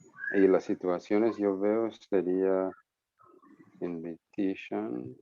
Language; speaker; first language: Spanish; non-native, fluent; English